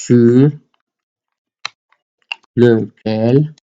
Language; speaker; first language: French; non-native, local second language; Arabic